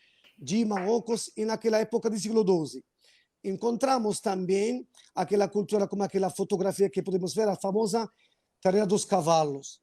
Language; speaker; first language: Portuguese; non-native, fluent; Arabic